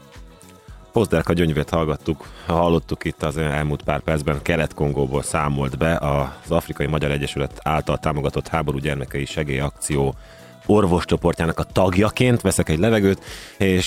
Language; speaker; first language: Hungarian; native; Hungarian